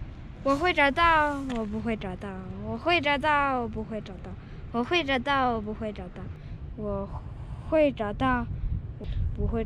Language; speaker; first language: Chinese; early bilingual, heritage; Chinese